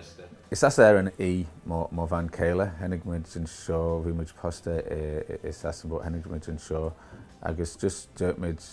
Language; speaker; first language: Irish; non-native, learner; English